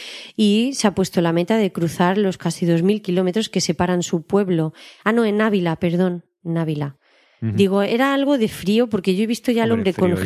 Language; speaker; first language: Spanish; native; Spanish